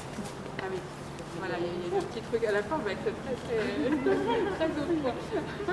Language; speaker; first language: French; native; French